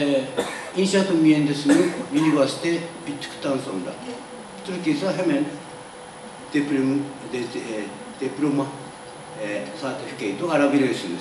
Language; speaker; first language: Turkish; non-native, learner; Japanese